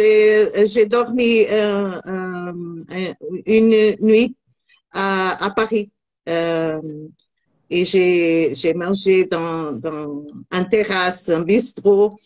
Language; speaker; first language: French; non-native, learner; Portuguese